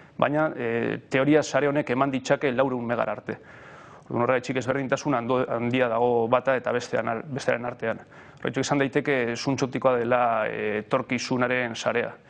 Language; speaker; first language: Basque; native; Basque